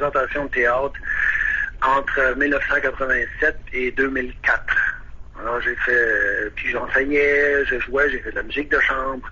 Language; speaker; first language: French; native; French